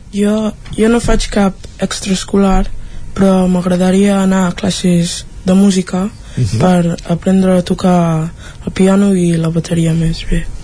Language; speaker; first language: Catalan; early bilingual, other home language; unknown